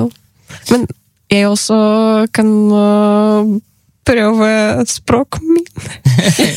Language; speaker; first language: Norwegian; non-native, learner; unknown